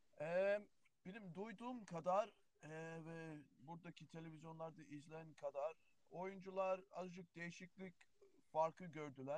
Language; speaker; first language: Turkish; early bilingual, heritage; Turkish